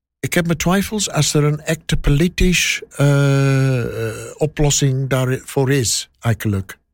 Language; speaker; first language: Dutch; non-native, learner; English